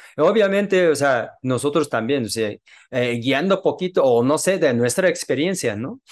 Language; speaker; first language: Spanish; non-native, fluent; Japanese